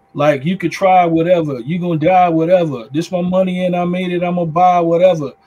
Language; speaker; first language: English; native; English